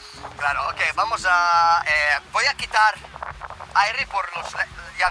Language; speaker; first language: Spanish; non-native, learner; English